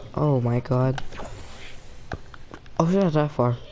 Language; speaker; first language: English; native; English